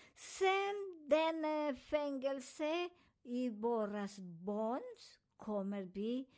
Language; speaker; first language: Swedish; non-native, learner; Spanish